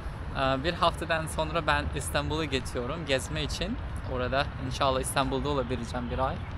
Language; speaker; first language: Turkish; non-native, learner; Uzbek